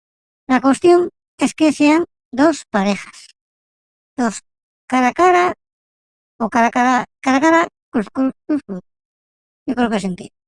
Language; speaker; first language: Spanish; native; Spanish